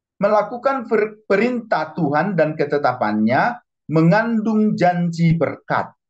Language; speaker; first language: Indonesian; non-native, local second language; Batak Toba